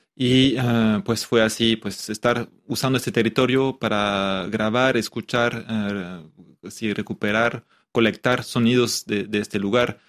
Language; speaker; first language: Spanish; non-native, fluent; French